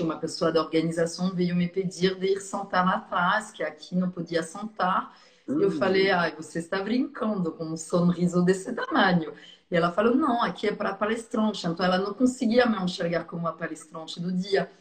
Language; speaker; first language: Portuguese; non-native, fluent; French